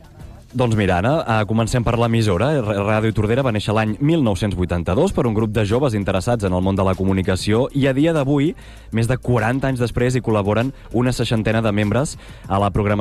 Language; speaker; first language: Catalan; native; Catalan